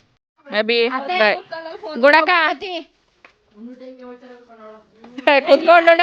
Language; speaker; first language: Kannada; native; Kannada